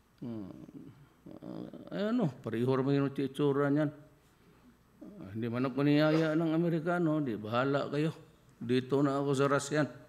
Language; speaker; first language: Filipino; non-native, local second language; Cebuano